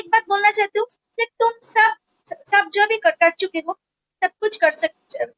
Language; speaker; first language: Hindi; non-native, local second language; Bangla